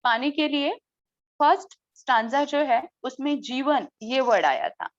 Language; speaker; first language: Hindi; non-native, local second language; Marathi